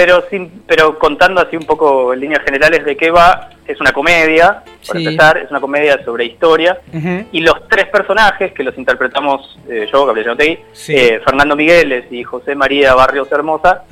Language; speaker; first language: Spanish; native; Spanish